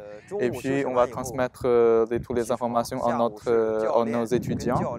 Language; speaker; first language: French; non-native, fluent; Chinese